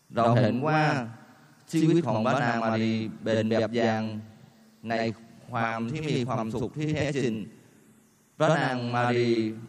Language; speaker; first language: Thai; non-native, fluent; Vietnamese